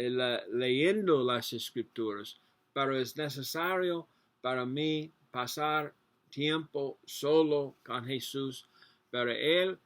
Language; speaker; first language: Spanish; non-native, learner; English